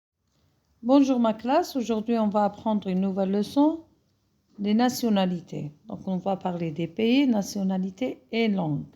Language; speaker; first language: French; non-native, fluent; Arabic